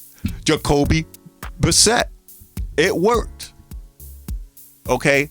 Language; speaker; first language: English; native; English